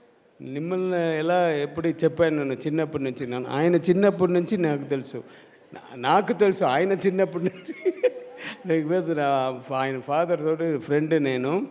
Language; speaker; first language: Telugu; non-native, learner; Tamil